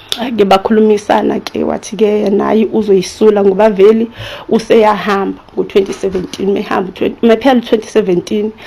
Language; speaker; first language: Zulu; native; Zulu